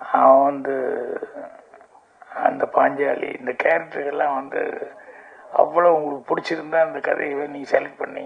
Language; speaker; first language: Tamil; native; Tamil